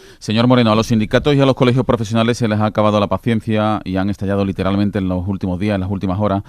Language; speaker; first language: Spanish; native; Spanish